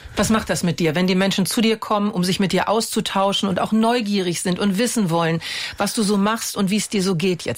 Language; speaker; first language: German; native; German